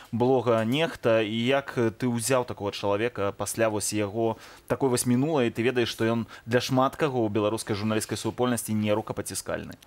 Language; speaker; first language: Belarusian; native; Belarusian